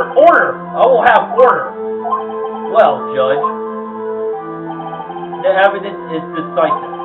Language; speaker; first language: English; native; English